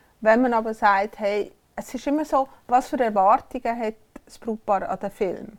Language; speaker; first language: German; native; German